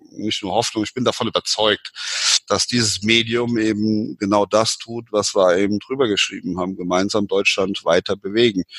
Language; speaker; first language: German; native; German